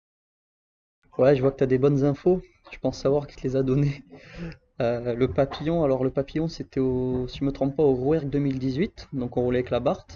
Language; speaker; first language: French; native; French